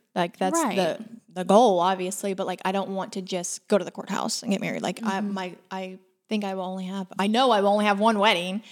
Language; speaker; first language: English; native; English